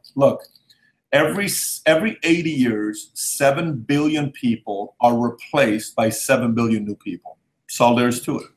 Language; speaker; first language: English; early bilingual, other home language; Persian